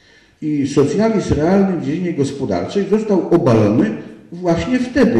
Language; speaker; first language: Polish; native; Polish